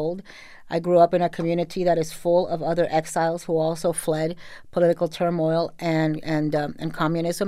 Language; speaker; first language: English; native; English